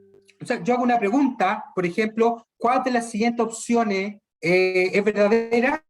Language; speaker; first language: Spanish; native; Spanish